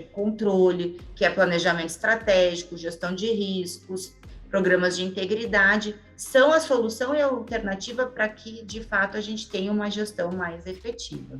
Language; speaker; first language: Portuguese; native; Portuguese